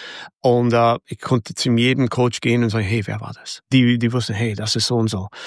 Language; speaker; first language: German; non-native, fluent; English